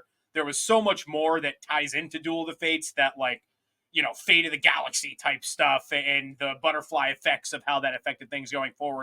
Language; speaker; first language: English; native; English